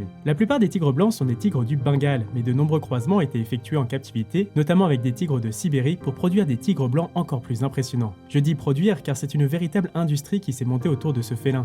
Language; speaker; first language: French; native; French